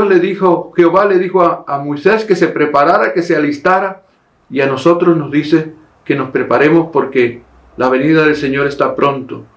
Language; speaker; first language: Spanish; native; Spanish